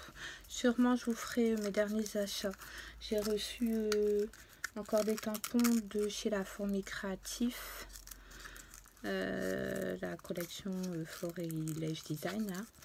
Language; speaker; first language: French; native; French